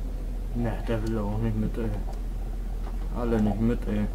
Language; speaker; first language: German; native; German